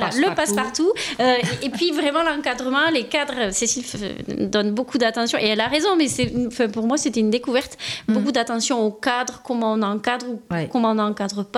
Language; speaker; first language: French; native; French